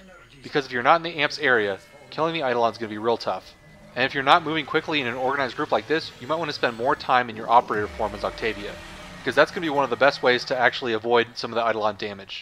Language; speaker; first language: English; native; English